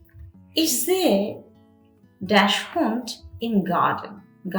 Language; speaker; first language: German; non-native, learner; Bangla